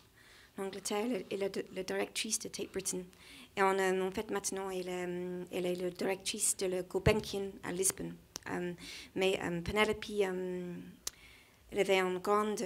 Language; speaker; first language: French; non-native, learner; English